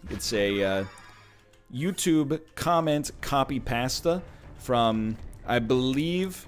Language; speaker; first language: English; native; English